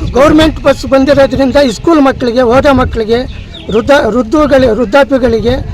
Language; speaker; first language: Kannada; native; Kannada